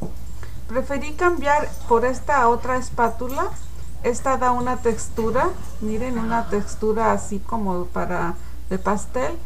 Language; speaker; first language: Spanish; native; Spanish